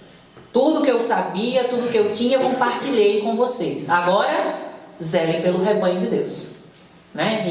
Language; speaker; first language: Portuguese; native; Portuguese